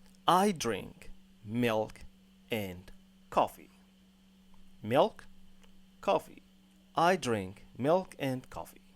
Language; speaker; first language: English; non-native, fluent; Arabic